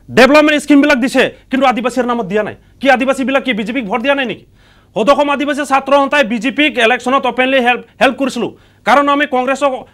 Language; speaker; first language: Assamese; non-native, local second language; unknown